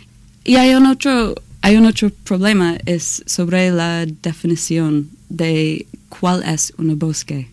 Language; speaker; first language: Spanish; non-native, learner; English